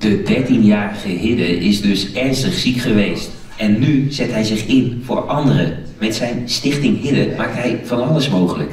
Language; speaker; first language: Dutch; native; Dutch